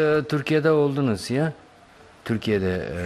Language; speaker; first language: Turkish; non-native, learner; Bosnian